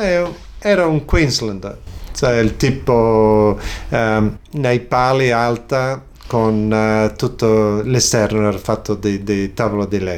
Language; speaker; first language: Italian; early bilingual, other home language; Friulian